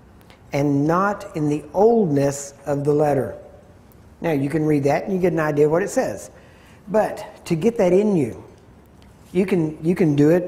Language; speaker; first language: English; native; English